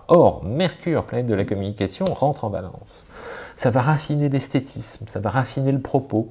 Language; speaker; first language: French; native; French